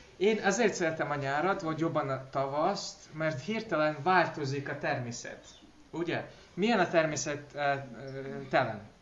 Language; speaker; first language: Hungarian; non-native, learner; Russian